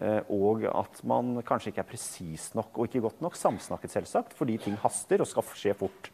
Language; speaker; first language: Norwegian; native; Norwegian